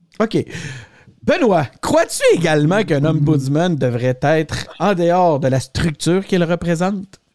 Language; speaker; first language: French; native; French